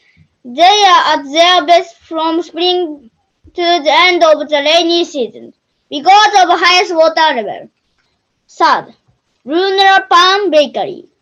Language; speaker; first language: English; non-native, learner; Japanese